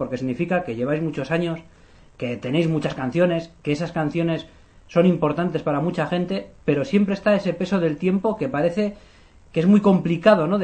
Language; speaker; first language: Spanish; native; Spanish